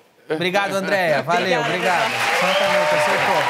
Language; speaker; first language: Portuguese; native; Portuguese